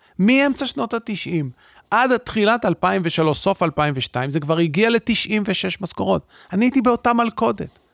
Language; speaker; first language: Hebrew; native; Hebrew